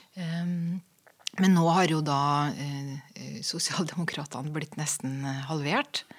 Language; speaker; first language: Norwegian; native; Norwegian